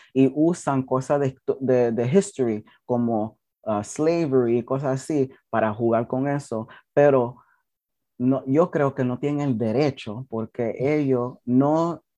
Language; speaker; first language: Spanish; early bilingual, heritage; English